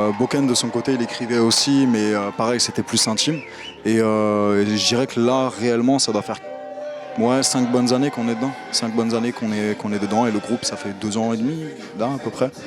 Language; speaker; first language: French; native; French